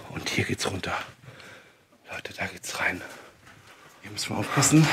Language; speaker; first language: German; native; German